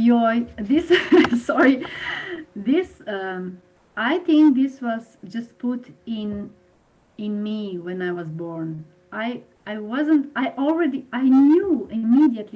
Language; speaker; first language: English; non-native, fluent; Slovenian